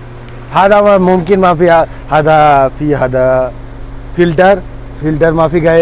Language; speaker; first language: Arabic; non-native, learner; Bangla